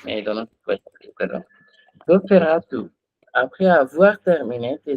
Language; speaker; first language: French; non-native, fluent; Hindi